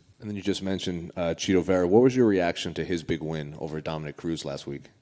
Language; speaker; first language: English; native; English